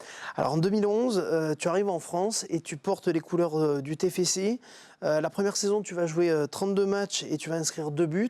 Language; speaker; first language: French; native; French